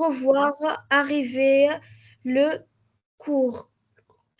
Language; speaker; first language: French; non-native, learner; Arabic